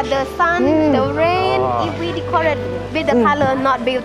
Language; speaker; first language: English; non-native, learner; Thai